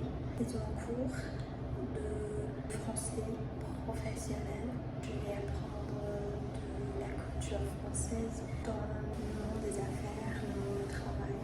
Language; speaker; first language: French; non-native, learner; English